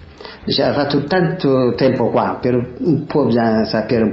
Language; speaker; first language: Italian; non-native, learner; Tigrinya